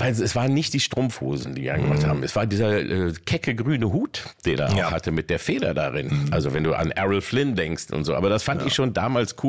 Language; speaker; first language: German; native; German